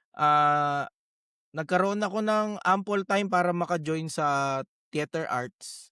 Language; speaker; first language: Filipino; native; Filipino